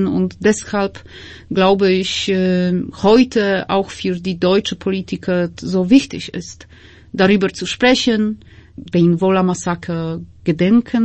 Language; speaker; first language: German; non-native, fluent; Polish